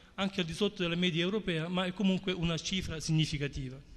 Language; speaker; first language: Italian; native; Italian